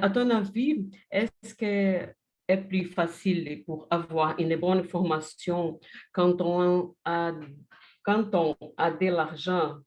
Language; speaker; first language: French; non-native, learner; Portuguese